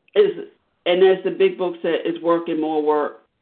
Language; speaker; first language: English; native; English